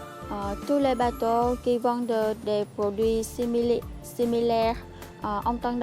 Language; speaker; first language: French; non-native, learner; Vietnamese